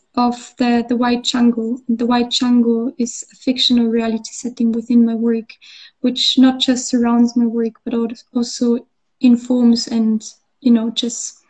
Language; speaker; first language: English; non-native, fluent; German